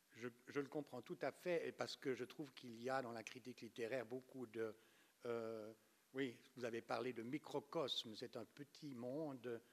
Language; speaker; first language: French; native; French